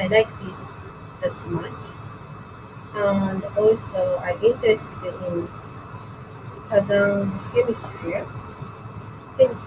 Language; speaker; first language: English; non-native, learner; Japanese